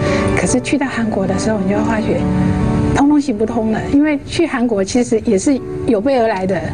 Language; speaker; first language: Chinese; native; Chinese